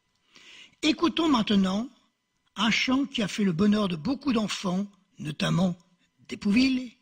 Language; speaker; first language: French; native; French